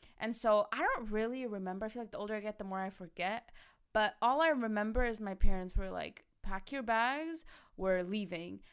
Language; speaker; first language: English; early bilingual, other home language; Arabic